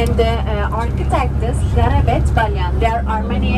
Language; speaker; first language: English; non-native, fluent; Turkish